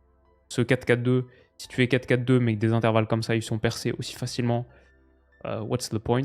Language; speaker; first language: French; native; French